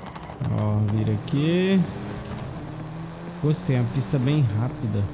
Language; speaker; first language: Portuguese; native; Portuguese